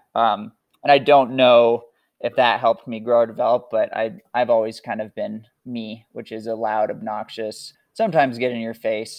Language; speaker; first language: English; native; English